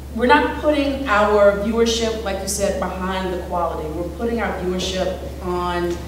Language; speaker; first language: English; native; English